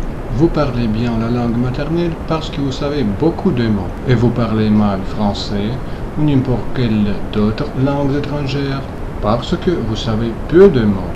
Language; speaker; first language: French; non-native, fluent; Russian